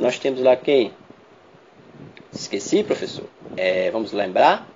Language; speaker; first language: Portuguese; native; Portuguese